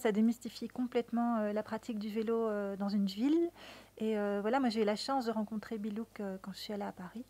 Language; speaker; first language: French; native; French